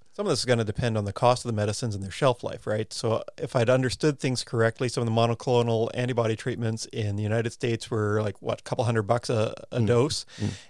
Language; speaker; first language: English; native; English